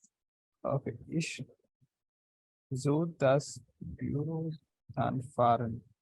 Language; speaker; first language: German; non-native, learner; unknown